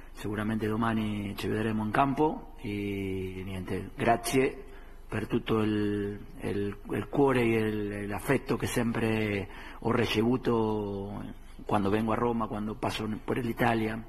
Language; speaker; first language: Italian; non-native, fluent; Spanish